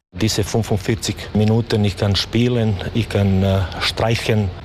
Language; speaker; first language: German; non-native, learner; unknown